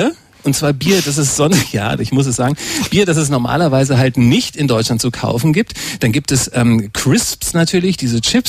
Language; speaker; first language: German; native; German